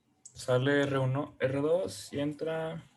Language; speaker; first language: Spanish; native; Spanish